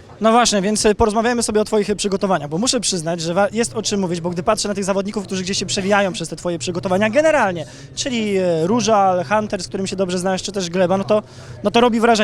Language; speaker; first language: Polish; native; Polish